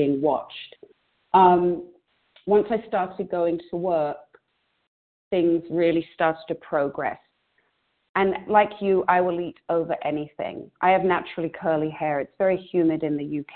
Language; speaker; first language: English; native; English